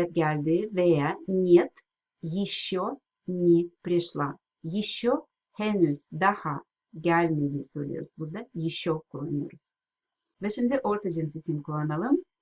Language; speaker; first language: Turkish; non-native, fluent; Russian